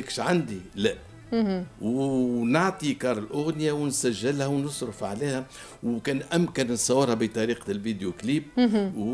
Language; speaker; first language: Arabic; native; Arabic